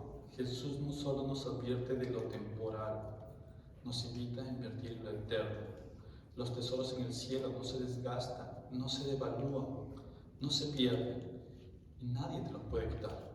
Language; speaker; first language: Spanish; native; Spanish